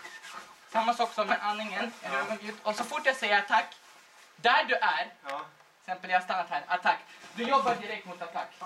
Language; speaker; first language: Swedish; non-native, fluent; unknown